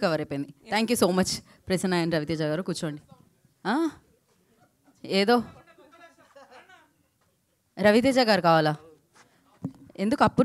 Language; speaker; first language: Telugu; native; Telugu